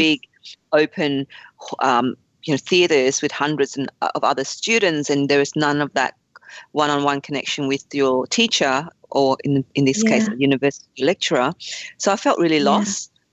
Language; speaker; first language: English; native; English